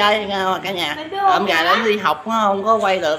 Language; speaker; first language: Vietnamese; native; Vietnamese